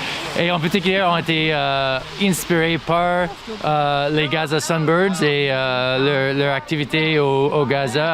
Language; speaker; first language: French; non-native, local second language; English